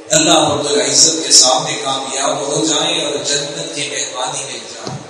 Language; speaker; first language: Urdu; native; Urdu